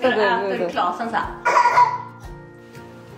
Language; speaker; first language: Swedish; native; Swedish